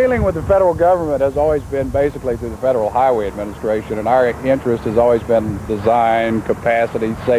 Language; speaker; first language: English; native; English